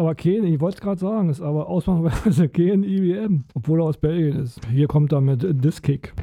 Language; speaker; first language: German; native; German